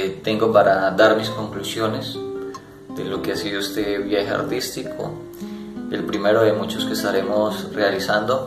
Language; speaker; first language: Spanish; native; Spanish